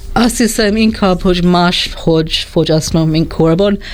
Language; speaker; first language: Hungarian; non-native, learner; English